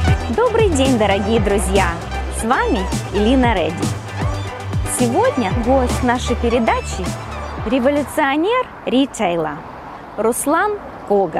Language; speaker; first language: Russian; native; Russian